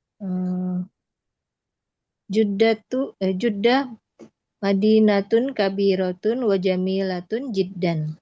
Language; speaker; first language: Arabic; non-native, learner; Indonesian